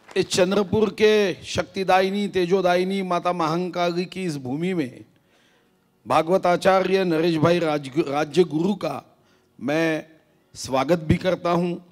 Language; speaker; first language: Hindi; non-native, local second language; Marathi